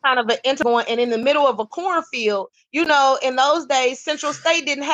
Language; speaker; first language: English; native; English